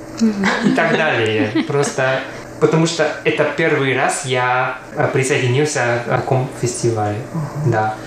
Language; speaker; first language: Russian; non-native, learner; Chinese